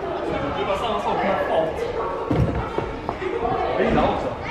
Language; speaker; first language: Swedish; native; Swedish